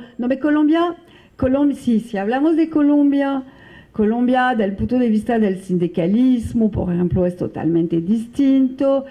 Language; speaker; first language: Spanish; non-native, fluent; French